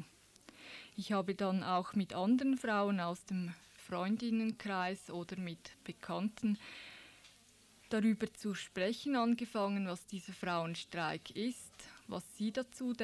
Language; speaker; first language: German; native; German